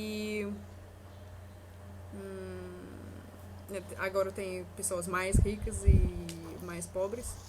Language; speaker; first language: Portuguese; non-native, learner; Russian